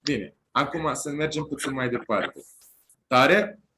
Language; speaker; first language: Romanian; non-native, fluent; Arabic